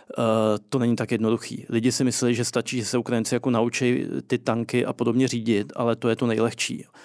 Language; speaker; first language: Czech; native; Czech